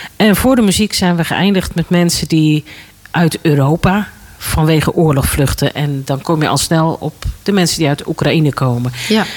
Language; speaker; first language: Dutch; native; Dutch